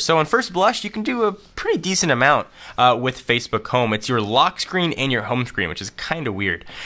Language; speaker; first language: English; native; English